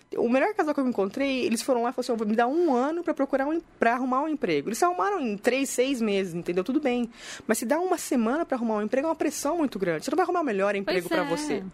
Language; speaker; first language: Portuguese; native; Portuguese